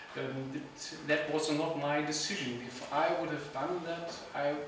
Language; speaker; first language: English; non-native, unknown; German